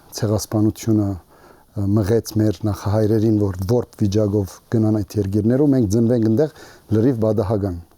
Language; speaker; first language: Armenian; early bilingual, heritage; Armenian